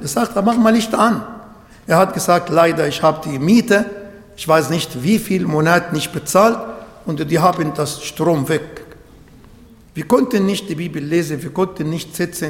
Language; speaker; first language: German; non-native, fluent; Arabic